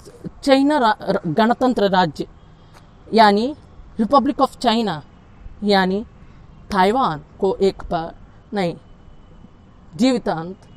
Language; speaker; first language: Hindi; non-native, local second language; Telugu